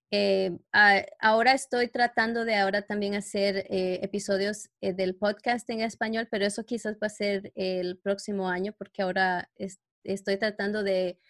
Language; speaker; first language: Spanish; early bilingual, heritage; Spanish